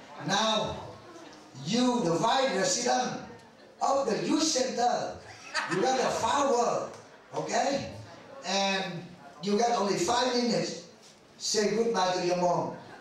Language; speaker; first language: English; non-native, learner; Vietnamese